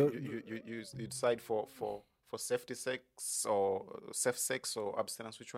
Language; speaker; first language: English; non-native, local second language; Bemba